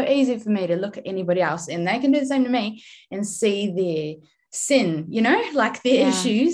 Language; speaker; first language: English; native; English